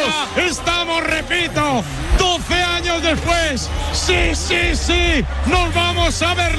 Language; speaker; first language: Spanish; native; Spanish